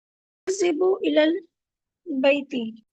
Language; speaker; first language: Arabic; non-native, learner; Urdu